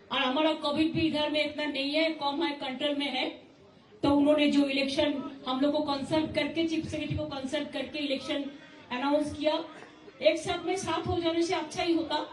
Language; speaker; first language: Hindi; non-native, local second language; Bangla